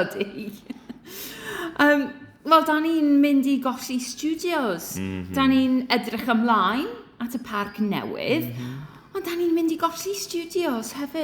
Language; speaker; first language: Welsh; non-native, learner; English